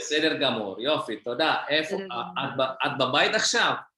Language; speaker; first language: Hebrew; non-native, fluent; Indonesian